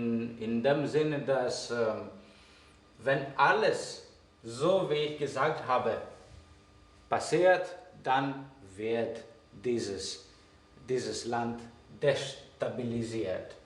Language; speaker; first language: German; non-native, fluent; Greek